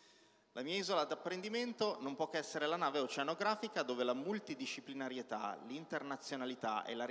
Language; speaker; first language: Italian; native; Italian